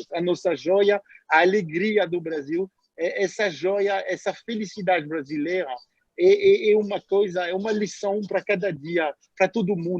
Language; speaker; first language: Portuguese; non-native, fluent; French